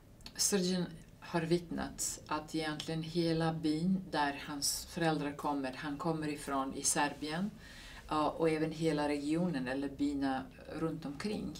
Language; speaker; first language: Swedish; non-native, fluent; Serbian